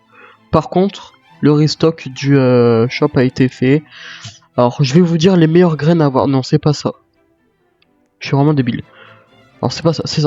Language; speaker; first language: French; native; French